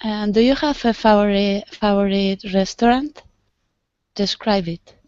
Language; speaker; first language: English; non-native, learner; Spanish